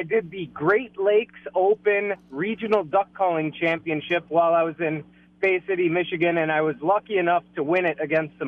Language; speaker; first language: English; native; English